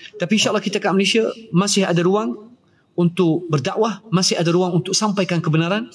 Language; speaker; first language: Malay; native; Malay